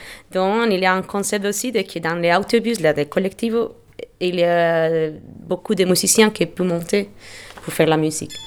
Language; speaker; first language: French; non-native, fluent; Spanish